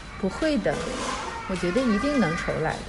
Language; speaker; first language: Chinese; native; Chinese